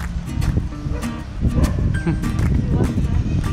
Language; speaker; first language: English; non-native, learner; Thai